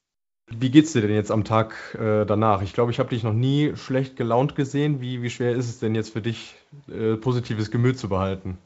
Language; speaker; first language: German; native; German